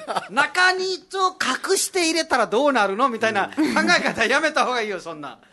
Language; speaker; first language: Japanese; non-native, fluent; Nepali